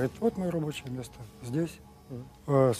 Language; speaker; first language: Russian; native; Russian